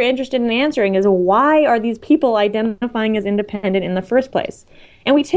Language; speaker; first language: English; native; English